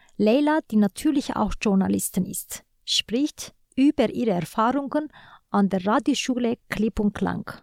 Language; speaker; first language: German; non-native, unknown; Turkish